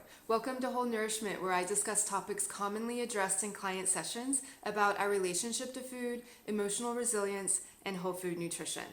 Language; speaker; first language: English; native; English